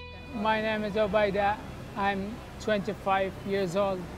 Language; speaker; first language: English; non-native, learner; Arabic